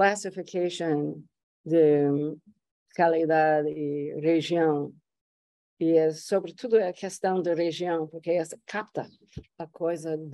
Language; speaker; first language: Portuguese; non-native, fluent; English